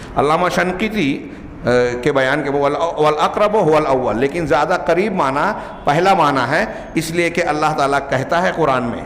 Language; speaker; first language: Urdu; native; Urdu